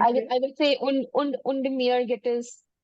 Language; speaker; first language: German; non-native, learner; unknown